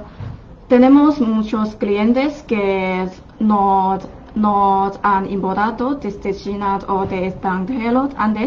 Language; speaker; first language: Spanish; non-native, fluent; Chinese